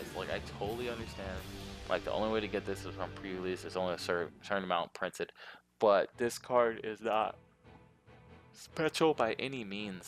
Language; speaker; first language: English; native; English